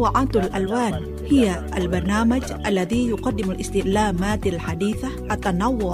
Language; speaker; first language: Arabic; non-native, fluent; Indonesian